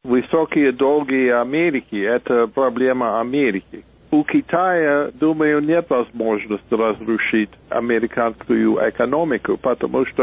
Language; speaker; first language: Russian; non-native, fluent; English